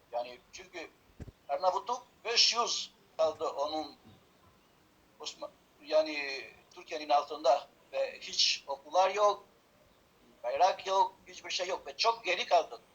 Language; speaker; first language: Turkish; non-native, learner; Albanian